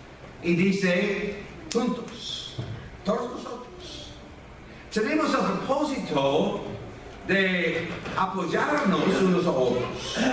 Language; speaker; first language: Spanish; non-native, fluent; English